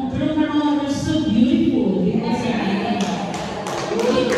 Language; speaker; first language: English; non-native, local second language; Cebuano